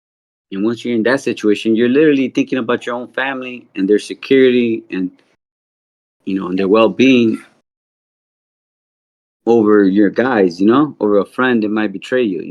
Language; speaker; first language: English; native; English